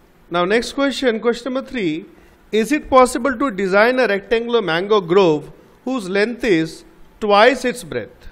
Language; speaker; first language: English; non-native, local second language; Bangla